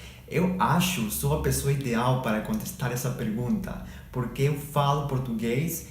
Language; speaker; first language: Portuguese; non-native, fluent; Spanish